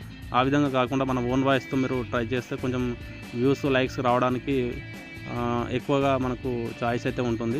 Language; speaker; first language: Telugu; native; Telugu